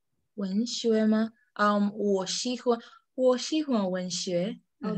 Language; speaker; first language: Chinese; non-native, learner; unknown